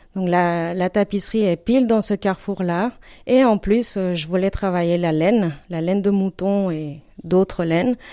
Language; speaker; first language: French; non-native, fluent; Spanish